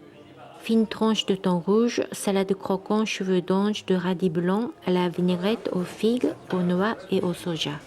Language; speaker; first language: French; non-native, fluent; Japanese